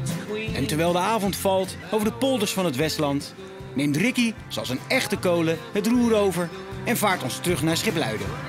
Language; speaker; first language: Dutch; native; Dutch